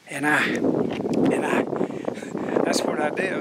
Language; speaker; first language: English; native; English